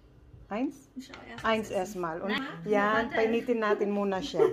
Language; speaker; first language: German; non-native, learner; Filipino